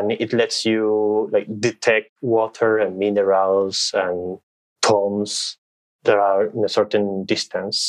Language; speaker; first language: English; non-native, fluent; Spanish